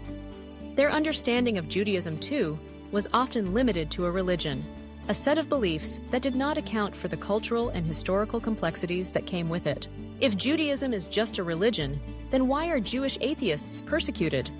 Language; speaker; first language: English; early bilingual, other home language; Russian